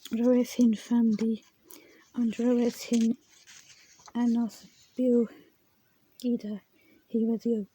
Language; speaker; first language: Welsh; non-native, learner; English